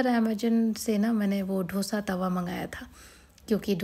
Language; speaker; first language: Hindi; native; Hindi